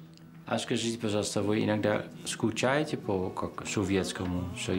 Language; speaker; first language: Russian; non-native, fluent; Dutch